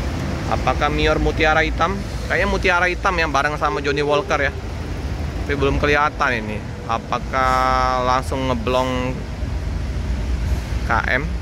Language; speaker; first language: Indonesian; native; Indonesian